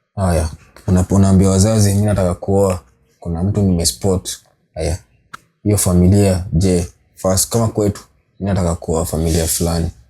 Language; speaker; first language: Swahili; native; Swahili